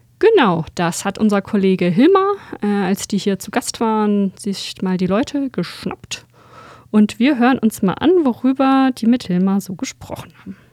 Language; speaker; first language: German; native; German